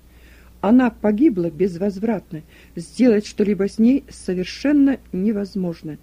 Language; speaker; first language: Russian; native; Russian